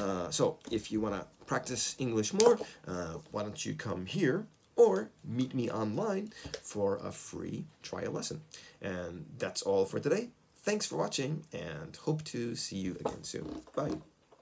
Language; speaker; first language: English; native; English